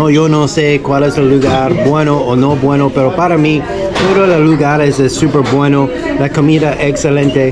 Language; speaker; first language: Spanish; non-native, learner; English